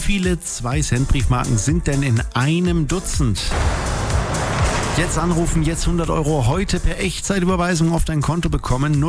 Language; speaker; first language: German; native; German